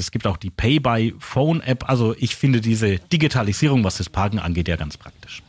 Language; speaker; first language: German; native; German